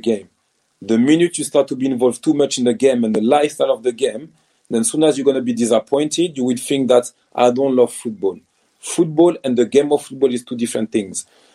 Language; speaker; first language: English; non-native, fluent; French